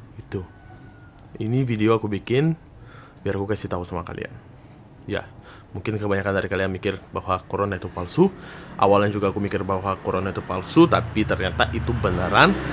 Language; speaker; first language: Indonesian; non-native, fluent; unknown